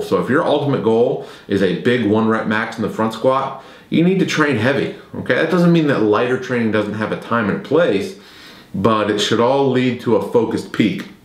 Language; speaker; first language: English; native; English